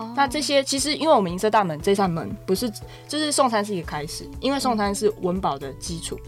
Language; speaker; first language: Chinese; native; Chinese